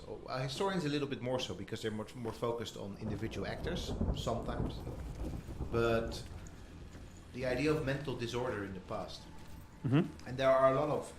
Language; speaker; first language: English; non-native, fluent; Dutch